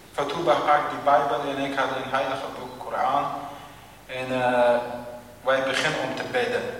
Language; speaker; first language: Dutch; non-native, fluent; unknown